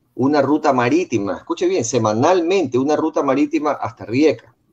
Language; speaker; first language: Spanish; native; Spanish